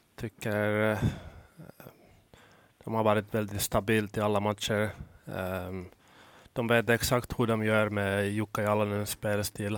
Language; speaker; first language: Swedish; non-native, local second language; Finnish